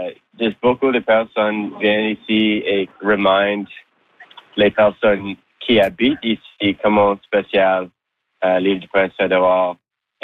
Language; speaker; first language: French; non-native, local second language; English